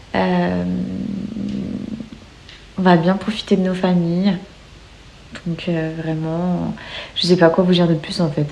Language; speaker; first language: French; native; French